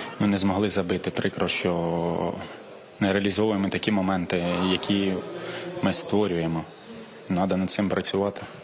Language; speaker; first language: Ukrainian; non-native, local second language; Russian